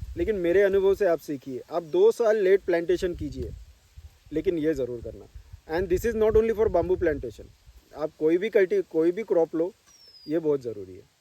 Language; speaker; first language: Hindi; non-native, local second language; Marathi